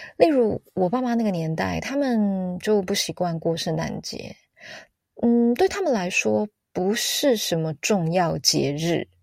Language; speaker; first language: Chinese; native; Chinese